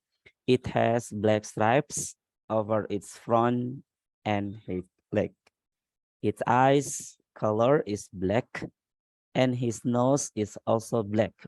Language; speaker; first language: English; non-native, learner; Indonesian